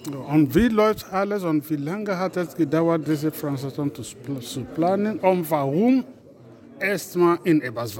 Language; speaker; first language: German; non-native, fluent; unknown